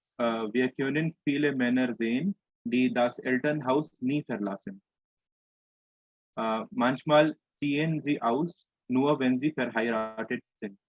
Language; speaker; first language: German; non-native, fluent; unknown